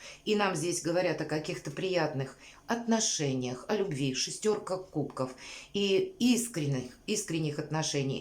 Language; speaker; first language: Russian; native; Russian